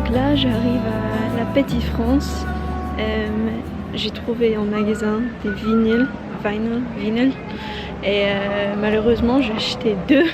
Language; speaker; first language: French; non-native, learner; English